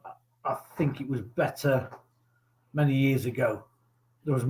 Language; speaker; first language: English; native; English